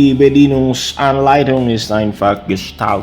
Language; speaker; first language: German; non-native, learner; Filipino